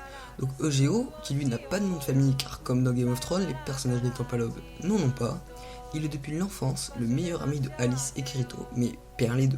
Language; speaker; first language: French; native; French